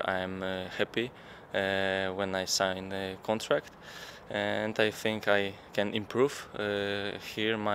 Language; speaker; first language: English; non-native, learner; Polish